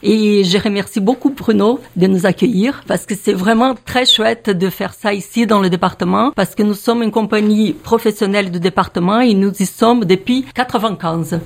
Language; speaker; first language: French; non-native, fluent; Portuguese